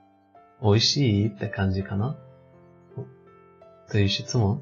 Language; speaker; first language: Japanese; non-native, fluent; Persian